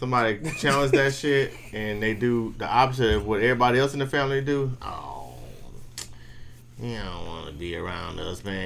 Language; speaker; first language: English; native; English